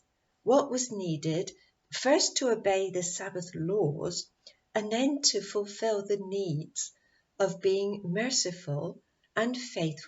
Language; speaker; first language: English; native; English